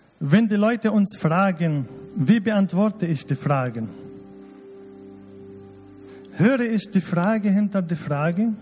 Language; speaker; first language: German; non-native, fluent; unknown